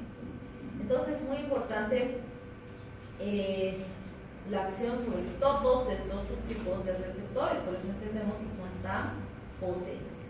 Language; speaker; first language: Spanish; native; Spanish